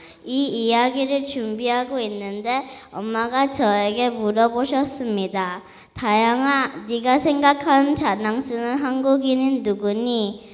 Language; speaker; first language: Korean; early bilingual, heritage; Korean